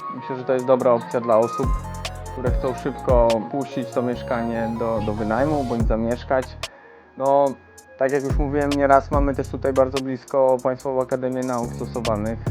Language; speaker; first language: Polish; native; Polish